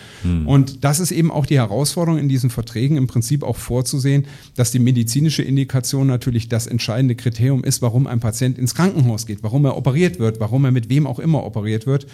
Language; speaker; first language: German; native; German